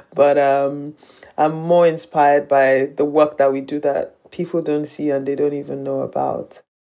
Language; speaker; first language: English; non-native, local second language; Yoruba